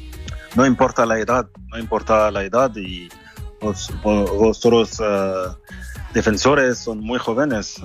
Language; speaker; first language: Spanish; non-native, fluent; French